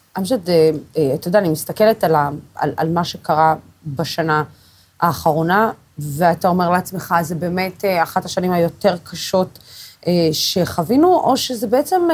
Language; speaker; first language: Hebrew; non-native, local second language; Arabic